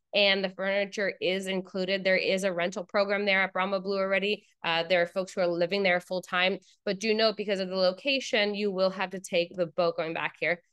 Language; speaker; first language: English; native; English